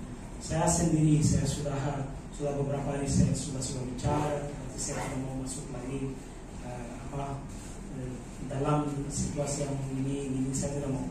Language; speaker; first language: Indonesian; non-native, fluent; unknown